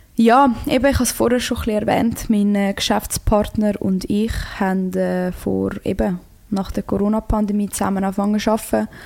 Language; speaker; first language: German; early bilingual, other home language; Croatian